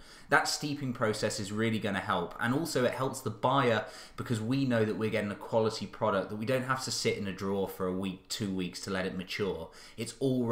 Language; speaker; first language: English; native; English